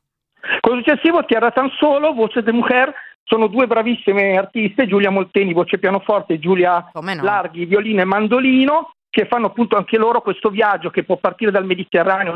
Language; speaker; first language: Italian; native; Italian